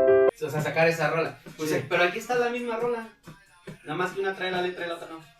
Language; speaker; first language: Spanish; native; Spanish